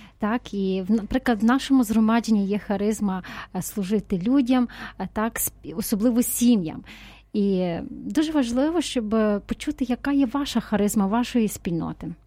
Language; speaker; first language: Ukrainian; native; Ukrainian